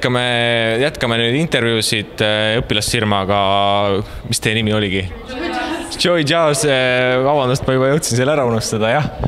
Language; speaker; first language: Estonian; native; Estonian